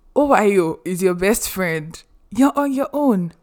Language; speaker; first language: English; non-native, local second language; Yoruba